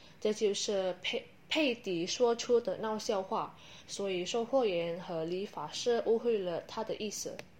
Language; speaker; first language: Chinese; non-native, learner; Indonesian